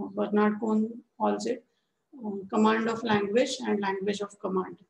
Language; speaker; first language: English; non-native, local second language; Marathi